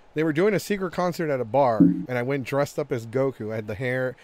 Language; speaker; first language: English; early bilingual, other home language; Spanish